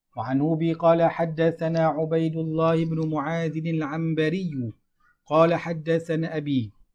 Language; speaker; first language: Arabic; non-native, fluent; Malay